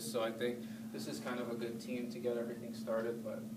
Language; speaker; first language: English; non-native, fluent; Thai